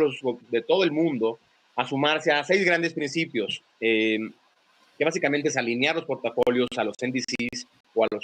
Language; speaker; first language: Spanish; native; Spanish